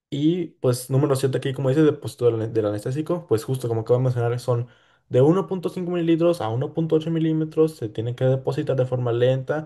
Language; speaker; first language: Spanish; native; Spanish